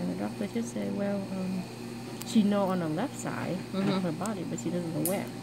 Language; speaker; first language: English; non-native, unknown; Vietnamese